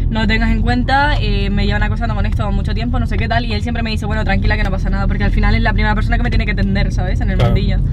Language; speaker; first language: Spanish; non-native, local second language; German